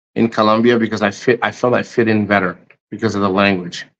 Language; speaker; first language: English; native; English